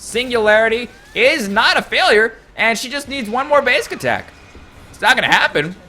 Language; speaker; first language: English; native; English